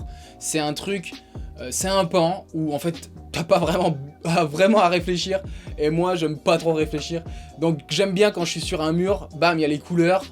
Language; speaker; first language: French; native; French